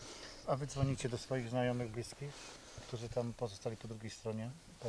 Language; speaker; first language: Polish; native; Polish